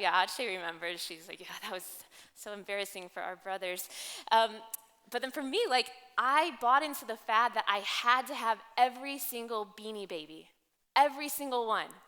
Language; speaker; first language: English; native; English